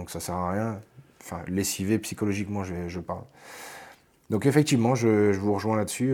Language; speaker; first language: French; native; French